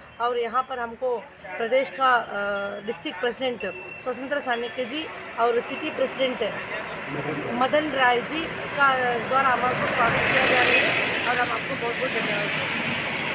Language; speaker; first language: Hindi; non-native, local second language; Tamil